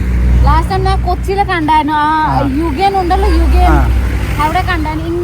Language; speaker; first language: Malayalam; non-native, learner; Nepali